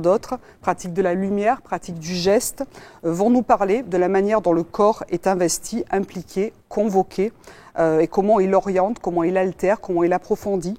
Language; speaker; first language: French; native; French